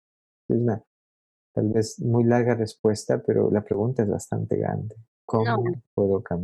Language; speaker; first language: Spanish; native; Spanish